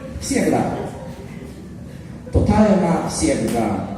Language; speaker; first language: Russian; non-native, learner; Polish